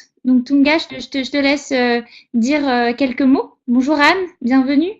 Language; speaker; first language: French; native; French